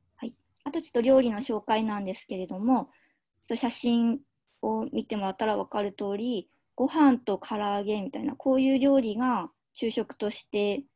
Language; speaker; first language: Japanese; native; Japanese